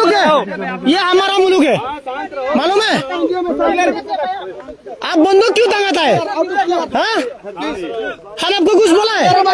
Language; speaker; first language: Hindi; non-native, learner; Bangla